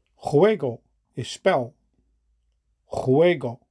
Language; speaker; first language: Spanish; non-native, fluent; Dutch